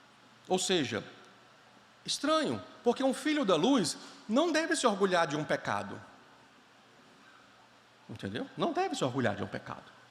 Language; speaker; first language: Portuguese; native; Portuguese